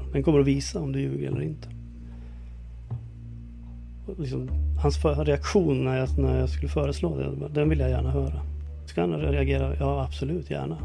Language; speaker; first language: Swedish; native; Swedish